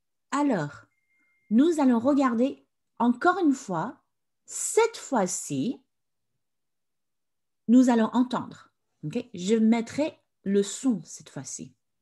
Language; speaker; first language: French; non-native, fluent; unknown